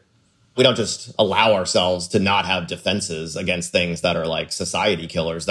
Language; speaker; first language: English; native; English